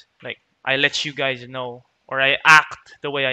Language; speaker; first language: English; non-native, local second language; Filipino